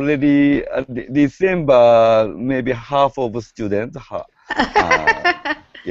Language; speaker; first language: English; non-native, learner; Japanese